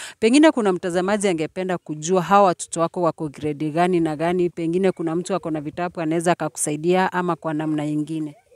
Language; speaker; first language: Swahili; non-native, local second language; Gusii